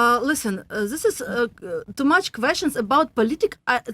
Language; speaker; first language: English; non-native, learner; Russian